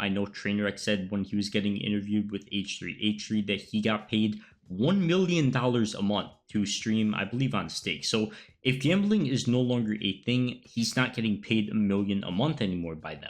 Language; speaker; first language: English; native; English